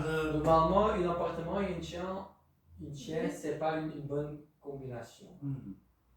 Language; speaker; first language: French; non-native, local second language; Dutch